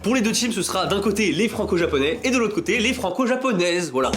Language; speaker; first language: French; native; French